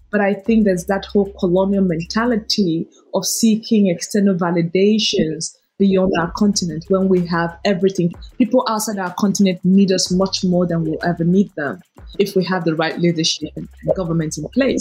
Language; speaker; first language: English; non-native, local second language; Igbo